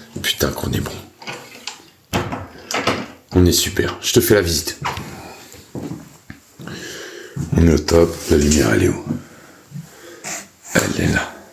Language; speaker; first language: French; native; French